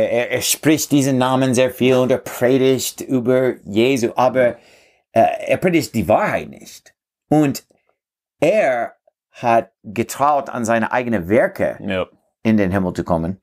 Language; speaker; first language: German; non-native, fluent; English